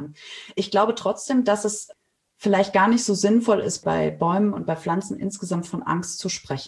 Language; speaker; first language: German; native; German